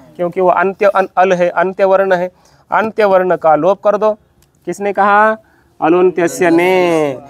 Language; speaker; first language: Hindi; non-native, local second language; Marathi